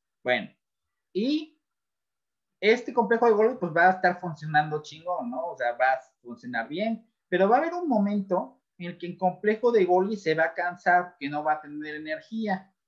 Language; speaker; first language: Spanish; native; Spanish